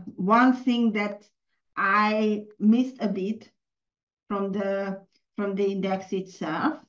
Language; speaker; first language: English; non-native, fluent; Hungarian